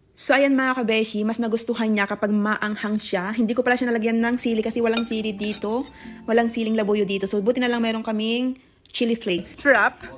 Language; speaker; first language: Filipino; native; Filipino